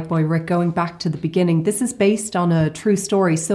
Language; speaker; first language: English; native; English